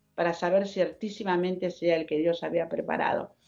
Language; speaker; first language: Spanish; native; Spanish